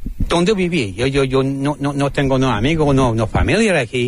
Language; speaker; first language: Spanish; non-native, learner; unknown